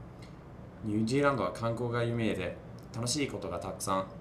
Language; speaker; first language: Japanese; non-native, fluent; English